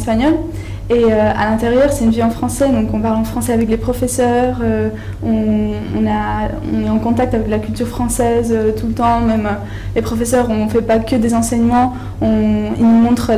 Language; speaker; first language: French; non-native, fluent; Spanish